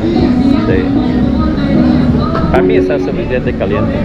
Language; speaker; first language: Spanish; non-native, learner; English